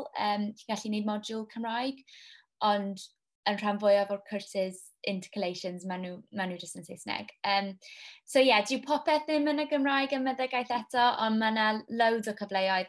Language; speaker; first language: Welsh; non-native, local second language; English